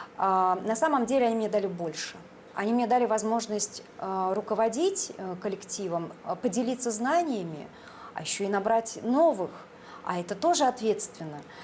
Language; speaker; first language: Russian; native; Russian